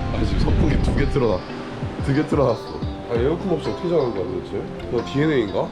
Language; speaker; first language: Korean; native; Korean